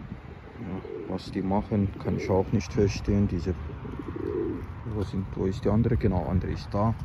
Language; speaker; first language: German; non-native, fluent; Azerbaijani